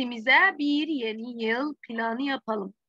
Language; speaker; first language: Turkish; non-native, fluent; Arabic